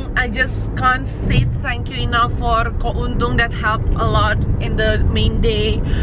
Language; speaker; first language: English; non-native, fluent; Indonesian